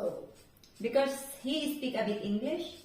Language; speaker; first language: English; non-native, local second language; Filipino